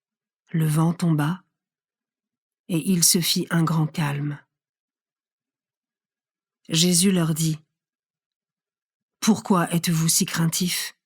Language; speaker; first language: French; native; French